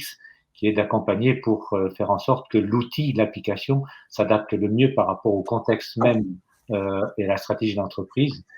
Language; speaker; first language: French; native; French